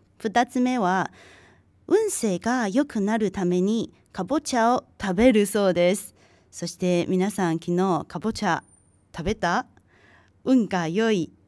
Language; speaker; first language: Japanese; non-native, fluent; Chinese